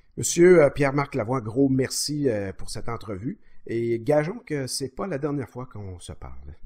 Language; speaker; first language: French; native; French